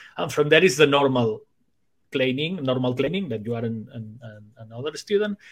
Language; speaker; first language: English; non-native, fluent; Spanish